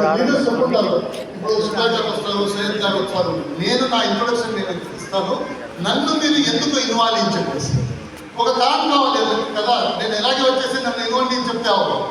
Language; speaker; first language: Telugu; non-native, local second language; Tulu